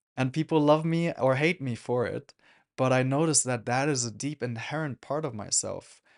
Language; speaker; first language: English; non-native, fluent; German